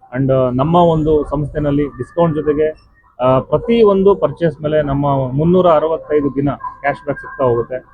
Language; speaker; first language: Kannada; native; Kannada